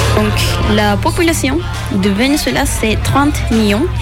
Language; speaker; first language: French; non-native, learner; Spanish